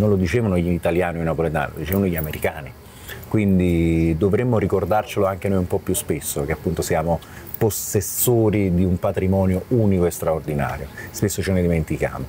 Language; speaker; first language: Italian; native; Italian